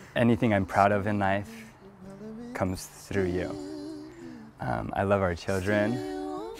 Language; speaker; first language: English; native; English